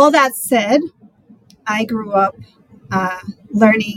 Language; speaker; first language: English; non-native, fluent; Spanish